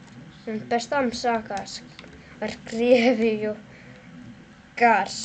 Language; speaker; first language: Latvian; non-native, local second language; Russian